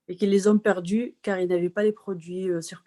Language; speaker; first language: French; non-native, local second language; Arabic